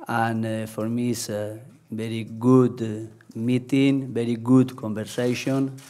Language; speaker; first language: English; non-native, learner; Spanish